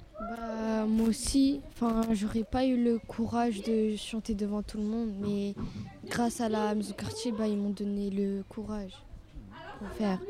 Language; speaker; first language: French; early bilingual, other home language; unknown